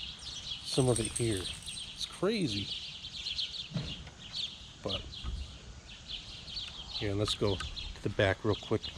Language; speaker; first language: English; native; English